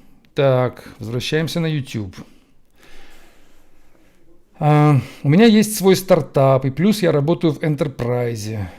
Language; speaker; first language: Russian; native; Russian